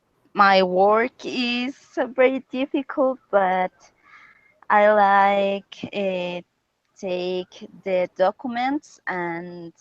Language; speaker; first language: English; non-native, learner; Spanish